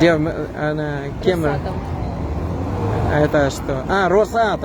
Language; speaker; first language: Russian; non-native, fluent; Thai